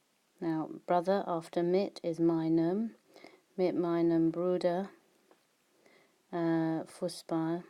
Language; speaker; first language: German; non-native, fluent; English